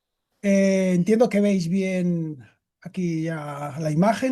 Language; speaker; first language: Spanish; native; Spanish